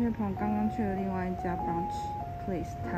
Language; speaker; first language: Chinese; native; Chinese